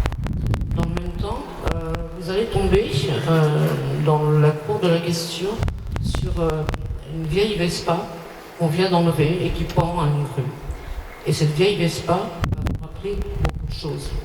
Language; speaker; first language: French; native; French